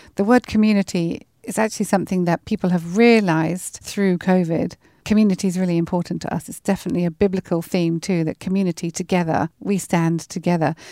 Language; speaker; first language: English; native; English